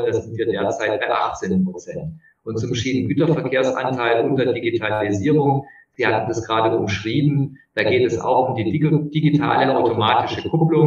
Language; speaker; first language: German; native; German